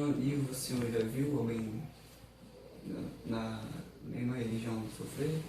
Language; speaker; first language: Portuguese; native; Portuguese